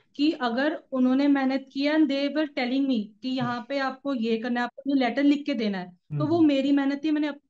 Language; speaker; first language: Hindi; native; Hindi